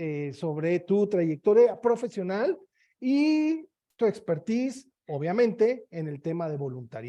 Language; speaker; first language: Spanish; native; Spanish